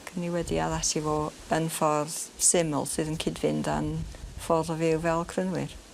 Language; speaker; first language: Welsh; non-native, local second language; English